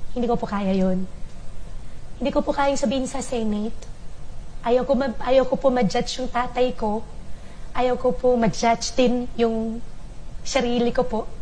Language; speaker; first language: Filipino; non-native, local second language; Chinese